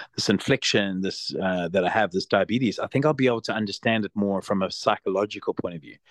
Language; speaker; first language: English; native; English